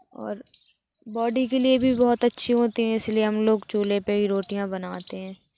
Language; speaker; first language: Hindi; native; Hindi